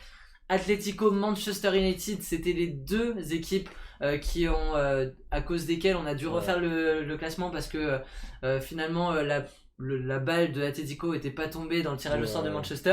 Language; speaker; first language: French; native; French